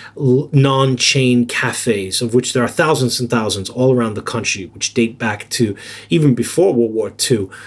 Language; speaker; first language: English; native; English